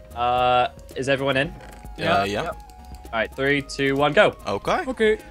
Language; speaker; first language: English; native; English